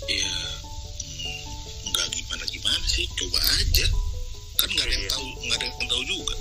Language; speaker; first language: Indonesian; native; Indonesian